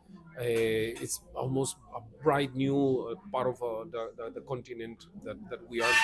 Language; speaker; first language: English; non-native, fluent; Spanish